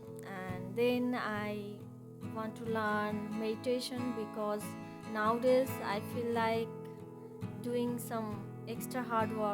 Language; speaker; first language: English; non-native, learner; Bangla